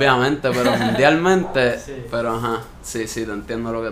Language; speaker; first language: Spanish; native; Spanish